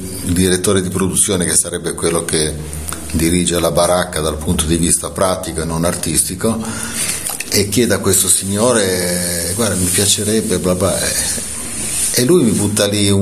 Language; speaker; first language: Italian; native; Italian